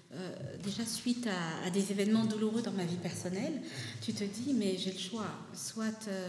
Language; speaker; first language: French; non-native, local second language; Lingala